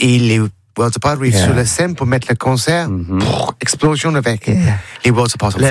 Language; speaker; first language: French; non-native, learner; English